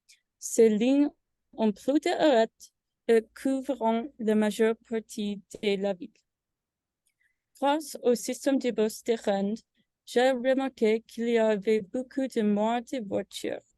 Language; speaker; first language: French; non-native, learner; English